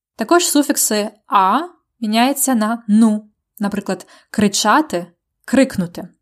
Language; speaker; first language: Ukrainian; native; Ukrainian